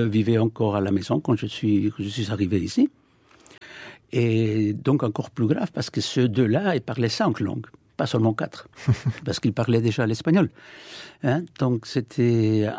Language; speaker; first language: French; non-native, fluent; Spanish